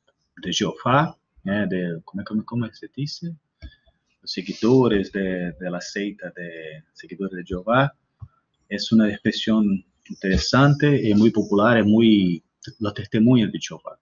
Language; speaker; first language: Spanish; non-native, learner; Portuguese